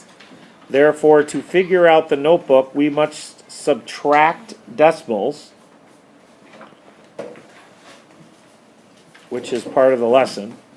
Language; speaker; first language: English; native; English